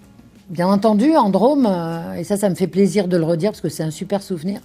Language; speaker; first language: French; native; French